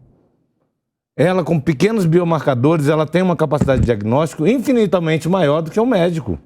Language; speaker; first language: Portuguese; native; Portuguese